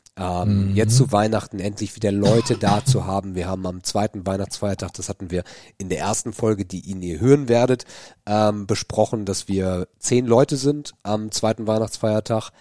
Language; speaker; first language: German; native; German